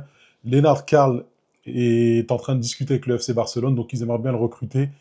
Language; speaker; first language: French; native; French